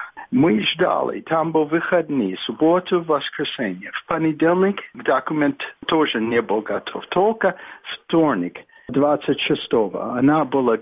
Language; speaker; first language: Russian; non-native, fluent; English